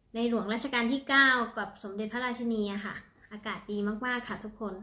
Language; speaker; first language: Thai; non-native, local second language; Northeastern Thai